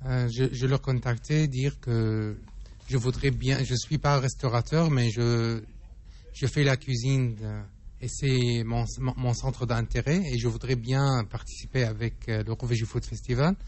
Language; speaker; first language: French; non-native, learner; Arabic